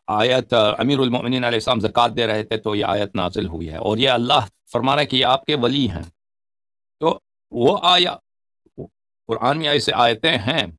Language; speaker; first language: Urdu; non-native, fluent; Persian